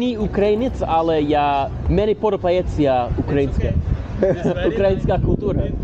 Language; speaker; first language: Ukrainian; non-native, learner; English